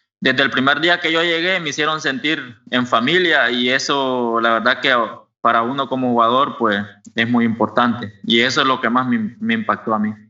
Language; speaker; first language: Spanish; native; Spanish